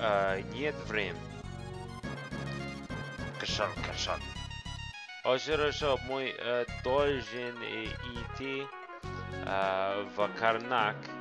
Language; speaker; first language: Russian; non-native, learner; English